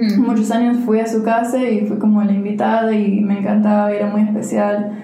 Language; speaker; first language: Spanish; early bilingual, heritage; Spanish